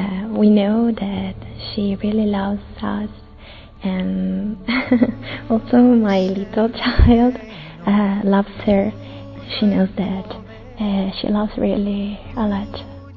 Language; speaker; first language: English; non-native, learner; Italian